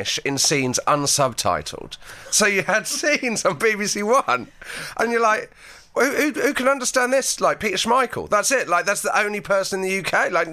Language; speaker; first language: English; native; English